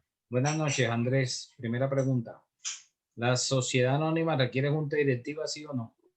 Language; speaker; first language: Spanish; native; Spanish